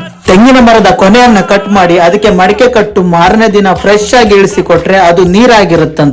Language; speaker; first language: Kannada; native; Kannada